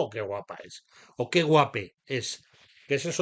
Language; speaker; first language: Spanish; native; Spanish